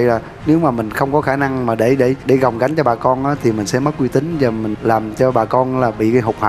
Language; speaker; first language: Vietnamese; native; Vietnamese